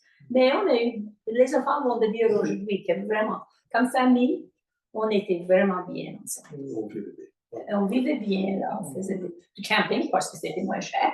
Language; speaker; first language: French; native; French